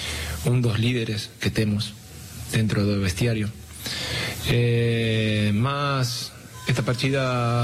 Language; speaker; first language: Portuguese; non-native, learner; Spanish